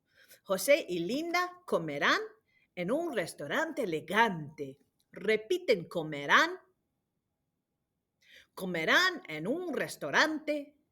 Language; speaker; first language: Spanish; non-native, fluent; English